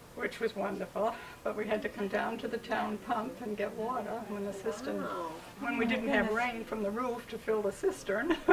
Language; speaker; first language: English; native; English